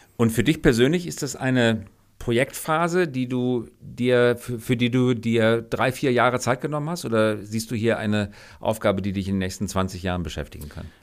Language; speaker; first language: German; native; German